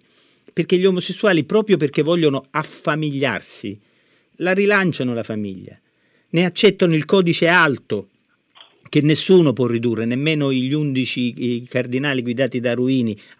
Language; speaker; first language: Italian; native; Italian